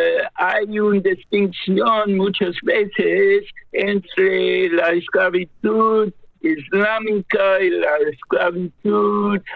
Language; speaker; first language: Spanish; non-native, fluent; English